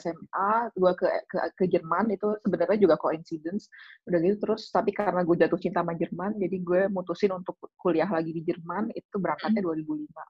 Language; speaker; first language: Indonesian; native; Indonesian